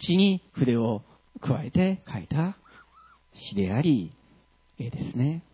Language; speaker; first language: Japanese; native; Japanese